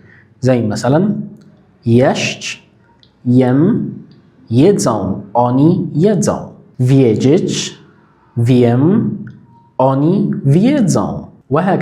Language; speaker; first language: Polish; non-native, fluent; Arabic